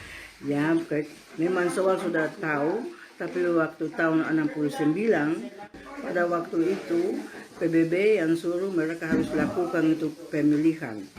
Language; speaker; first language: Indonesian; non-native, local second language; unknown